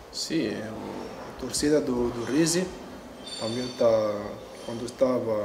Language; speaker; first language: Portuguese; non-native, learner; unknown